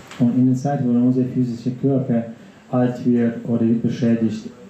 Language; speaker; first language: German; non-native, fluent; Russian